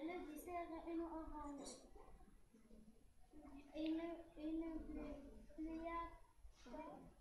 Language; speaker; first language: French; non-native, learner; Arabic